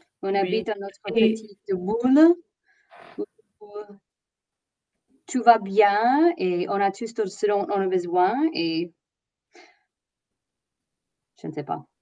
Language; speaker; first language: French; non-native, fluent; English